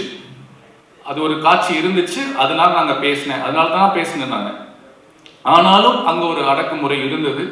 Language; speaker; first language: Tamil; native; Tamil